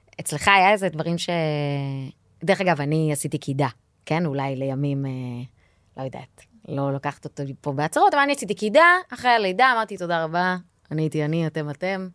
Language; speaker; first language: Hebrew; native; Hebrew